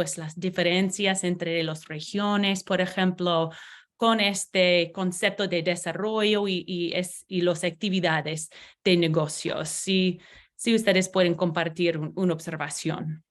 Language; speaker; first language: Spanish; non-native, learner; English